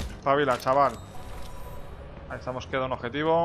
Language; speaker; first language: Spanish; native; Spanish